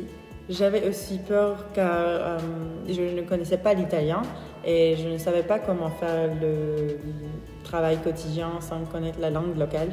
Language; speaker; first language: French; non-native, fluent; Turkish